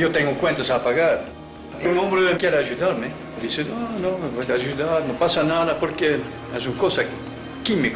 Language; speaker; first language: Spanish; non-native, learner; Dutch